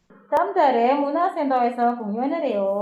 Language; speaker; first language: Korean; non-native, fluent; Indonesian